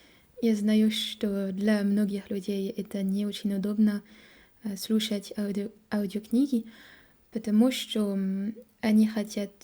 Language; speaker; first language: Russian; non-native, learner; French